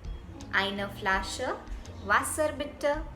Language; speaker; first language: German; non-native, fluent; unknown